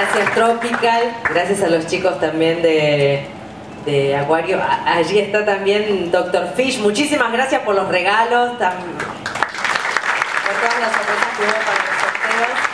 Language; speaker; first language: Spanish; native; Spanish